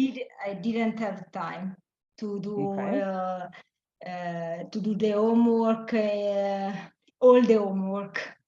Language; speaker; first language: English; non-native, learner; Italian